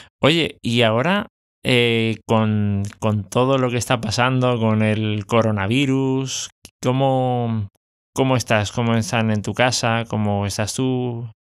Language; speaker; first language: Spanish; native; Spanish